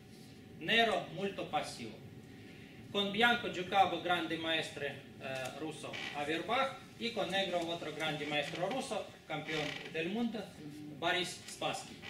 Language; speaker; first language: Spanish; non-native, fluent; Russian